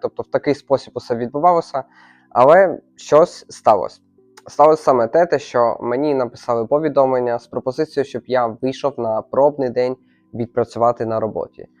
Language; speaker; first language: Ukrainian; native; Ukrainian